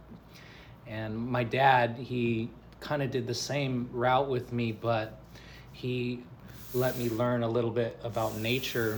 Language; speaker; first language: English; native; English